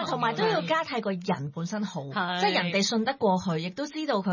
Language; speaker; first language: Cantonese; native; Cantonese